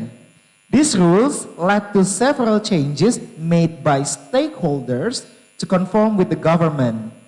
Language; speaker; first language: English; non-native, fluent; Indonesian